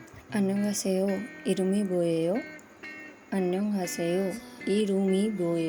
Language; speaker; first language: Korean; non-native, learner; Hindi